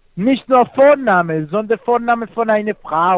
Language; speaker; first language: German; non-native, fluent; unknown